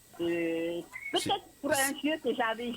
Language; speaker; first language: French; non-native, local second language; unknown